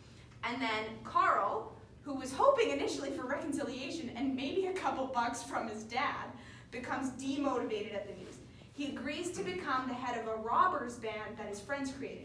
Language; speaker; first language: English; native; English